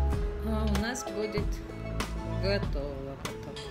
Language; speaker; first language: Russian; non-native, learner; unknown